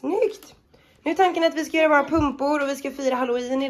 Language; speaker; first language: Swedish; native; Swedish